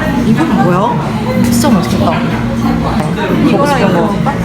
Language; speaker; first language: Korean; non-native, fluent; Japanese